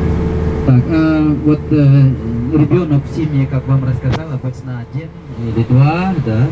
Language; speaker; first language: Russian; non-native, learner; Balinese